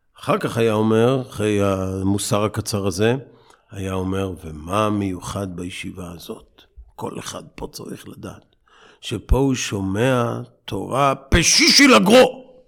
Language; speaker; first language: Hebrew; native; Hebrew